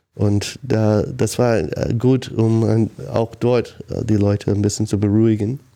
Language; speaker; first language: German; non-native, fluent; English